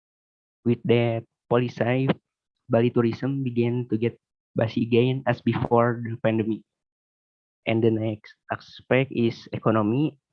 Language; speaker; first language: English; non-native, learner; Indonesian